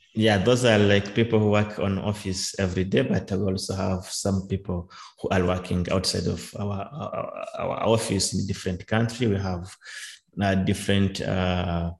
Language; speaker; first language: English; non-native, local second language; Kinyarwanda